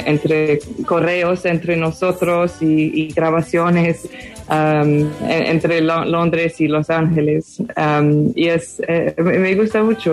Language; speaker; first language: Spanish; non-native, fluent; English